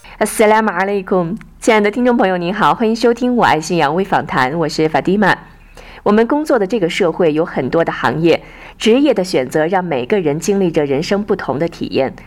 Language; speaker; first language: Chinese; native; Chinese